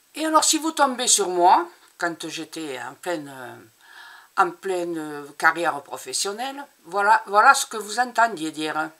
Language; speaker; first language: French; native; French